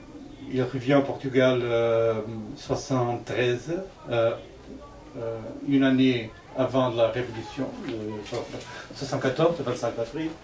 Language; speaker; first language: French; non-native, fluent; Portuguese